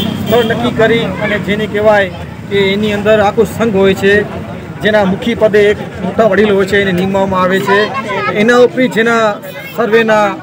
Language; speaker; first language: Gujarati; non-native, local second language; Kachhi